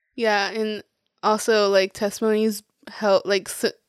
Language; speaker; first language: English; early bilingual, other home language; Spanish